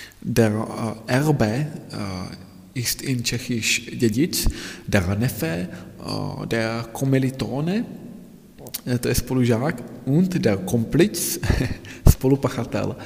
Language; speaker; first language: German; non-native, fluent; Czech